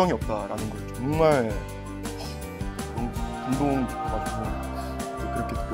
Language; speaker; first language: Korean; native; Korean